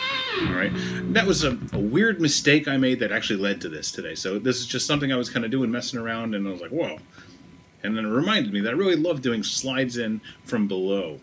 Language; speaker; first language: English; native; English